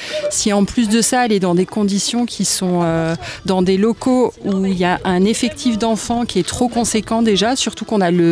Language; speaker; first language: French; native; French